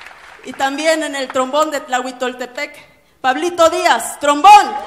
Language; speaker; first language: Spanish; native; Spanish